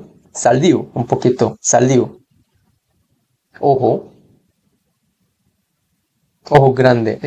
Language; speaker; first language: Spanish; non-native, learner; Korean